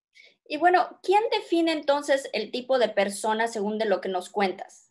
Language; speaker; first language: Spanish; native; Spanish